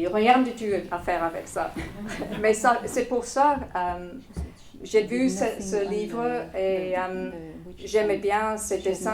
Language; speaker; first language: French; non-native, fluent; English